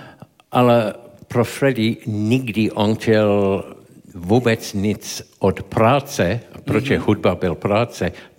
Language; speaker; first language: Czech; non-native, learner; English